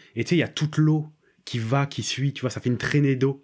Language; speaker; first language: French; native; French